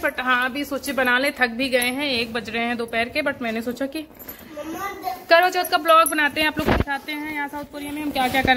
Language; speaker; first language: Hindi; native; Hindi